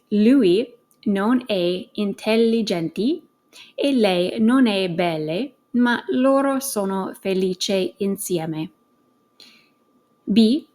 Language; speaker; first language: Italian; non-native, fluent; English